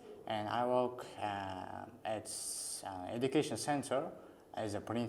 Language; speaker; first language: English; non-native, learner; Uzbek